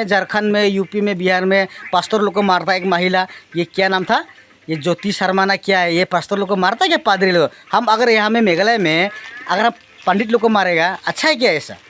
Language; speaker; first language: Hindi; non-native, local second language; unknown